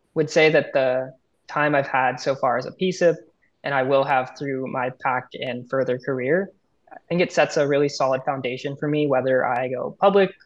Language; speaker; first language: English; native; English